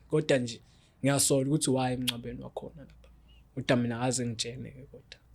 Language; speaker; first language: Zulu; native; Zulu